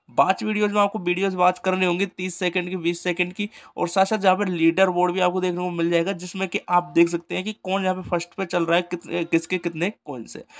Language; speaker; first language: Hindi; native; Hindi